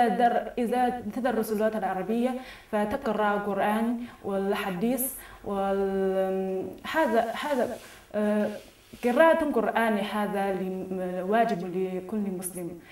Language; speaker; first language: Arabic; non-native, learner; Chinese